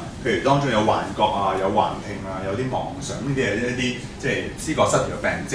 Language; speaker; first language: Cantonese; native; Cantonese